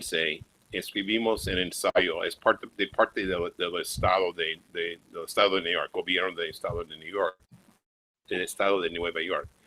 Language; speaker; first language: Spanish; non-native, fluent; English